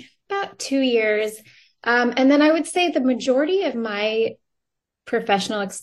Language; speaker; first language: English; native; English